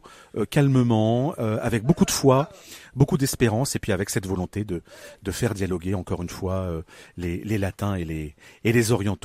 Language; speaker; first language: French; native; French